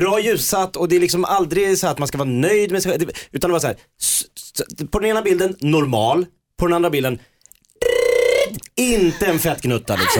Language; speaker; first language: Swedish; native; Swedish